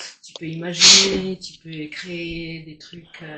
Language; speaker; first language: French; non-native, fluent; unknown